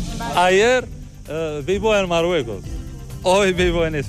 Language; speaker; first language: Spanish; non-native, learner; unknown